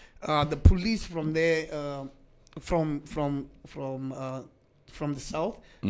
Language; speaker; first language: English; non-native, local second language; Afrikaans